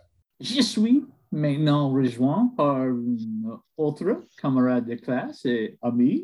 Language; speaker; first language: French; non-native, learner; English